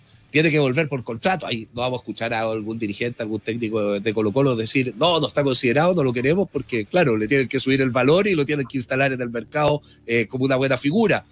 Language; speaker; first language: Spanish; native; Spanish